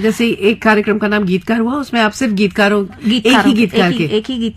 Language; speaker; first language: Hindi; native; Hindi